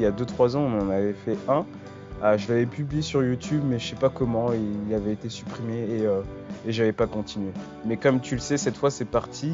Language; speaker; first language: French; native; French